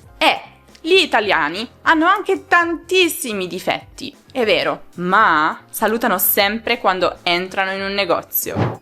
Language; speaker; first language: Italian; native; Italian